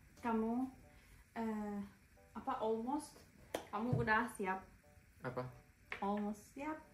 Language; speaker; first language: Indonesian; non-native, learner; Turkish